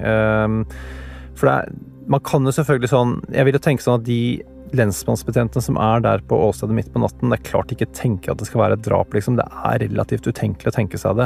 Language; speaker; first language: Norwegian; native; Norwegian